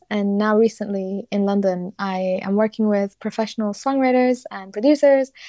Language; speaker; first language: English; non-native, fluent; Kurdish